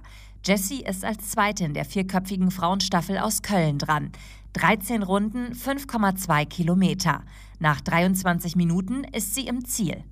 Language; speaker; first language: German; native; German